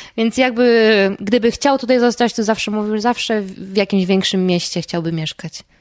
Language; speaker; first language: Polish; native; Polish